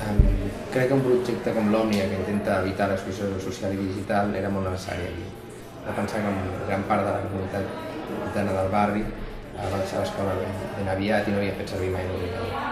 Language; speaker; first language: Catalan; native; Catalan